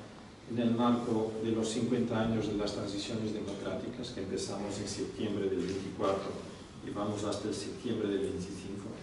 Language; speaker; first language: Spanish; non-native, fluent; Portuguese